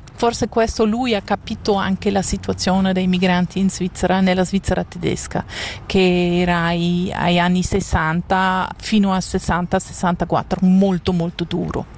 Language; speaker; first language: Italian; non-native, local second language; German